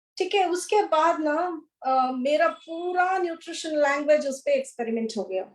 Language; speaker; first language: Hindi; non-native, local second language; Kannada